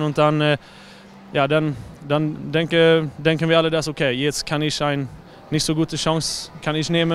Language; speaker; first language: German; non-native, fluent; Swedish